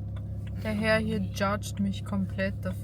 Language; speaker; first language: German; early bilingual, other home language; Bosnian